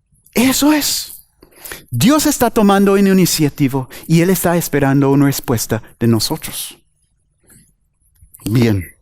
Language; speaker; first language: Spanish; non-native, learner; English